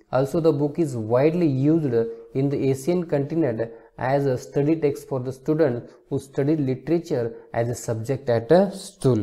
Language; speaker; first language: English; non-native, local second language; Marathi